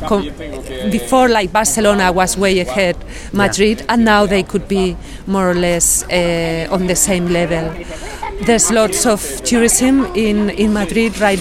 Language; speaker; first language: English; non-native, fluent; Spanish